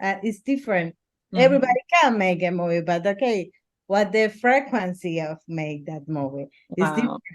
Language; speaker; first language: English; non-native, learner; Spanish